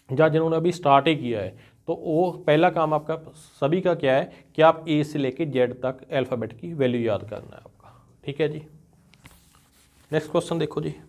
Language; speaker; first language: Hindi; non-native, local second language; Punjabi